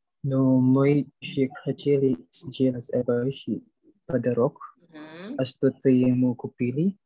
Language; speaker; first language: Russian; non-native, learner; Indonesian